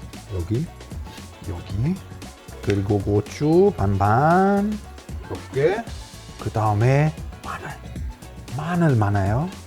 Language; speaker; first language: Korean; non-native, fluent; Italian